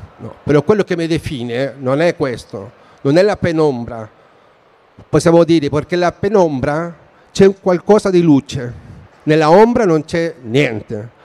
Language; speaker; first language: Italian; non-native, fluent; Spanish